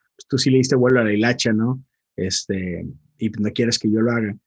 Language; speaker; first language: Spanish; native; Spanish